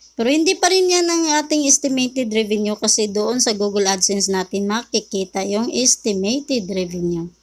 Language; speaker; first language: Filipino; native; Filipino